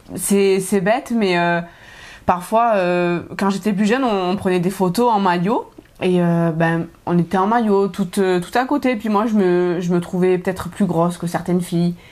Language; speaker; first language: French; native; French